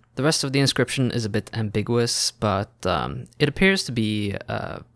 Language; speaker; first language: English; non-native, fluent; Norwegian